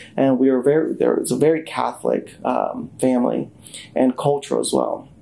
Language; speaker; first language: English; native; English